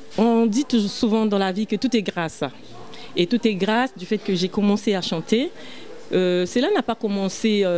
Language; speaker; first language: French; non-native, local second language; Lingala